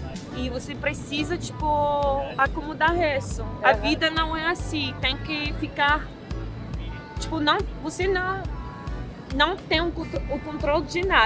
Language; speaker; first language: Portuguese; non-native, fluent; French